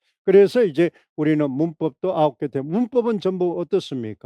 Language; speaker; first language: Korean; native; Korean